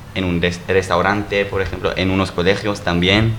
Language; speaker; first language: Spanish; non-native, learner; English